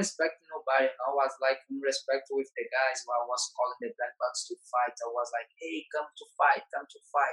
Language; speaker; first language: English; non-native, learner; Portuguese